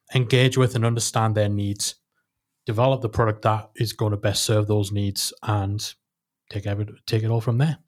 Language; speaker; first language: English; native; English